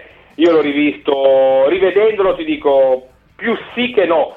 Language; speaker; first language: Italian; native; Italian